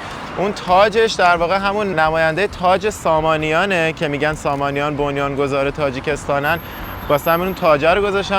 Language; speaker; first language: Persian; native; Persian